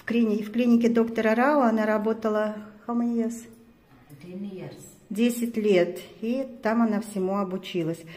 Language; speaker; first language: Russian; native; Russian